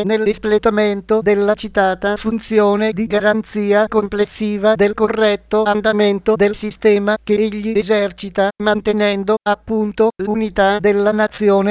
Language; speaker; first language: Italian; native; Italian